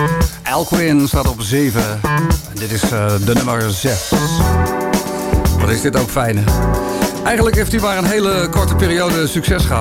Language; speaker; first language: Dutch; native; Dutch